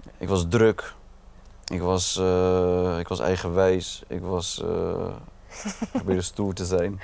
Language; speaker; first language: Dutch; early bilingual, other home language; Arabic